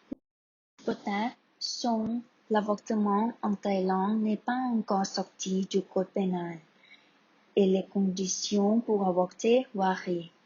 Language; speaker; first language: French; non-native, learner; Thai